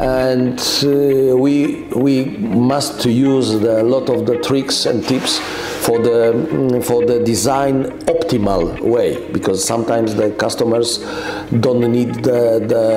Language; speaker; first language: English; non-native, learner; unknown